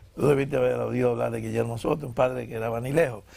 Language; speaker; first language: Spanish; native; Spanish